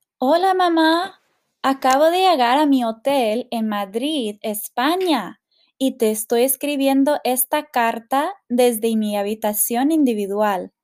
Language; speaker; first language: Spanish; non-native, learner; English